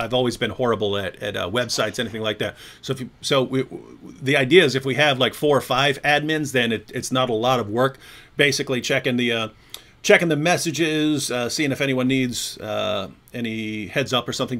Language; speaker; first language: English; native; English